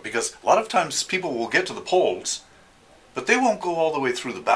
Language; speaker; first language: English; native; English